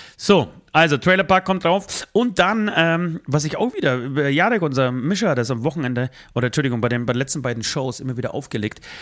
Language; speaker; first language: German; native; German